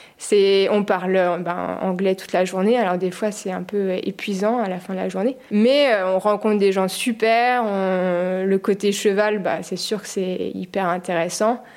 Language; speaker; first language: French; native; French